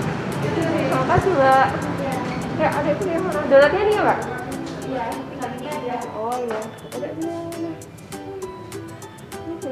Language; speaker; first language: Indonesian; native; Indonesian